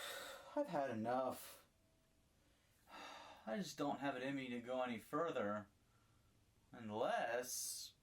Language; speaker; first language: English; native; English